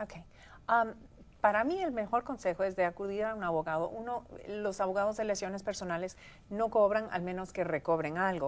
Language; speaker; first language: Spanish; native; Spanish